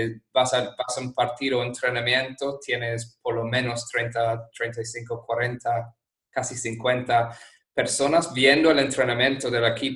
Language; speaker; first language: Spanish; non-native, fluent; English